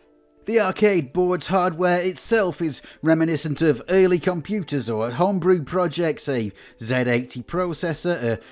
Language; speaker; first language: English; native; English